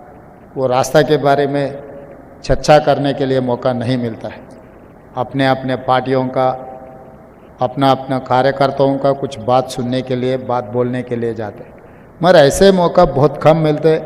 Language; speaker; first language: Hindi; non-native, local second language; Telugu